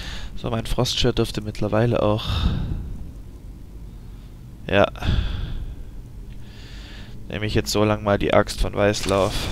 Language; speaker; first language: German; native; German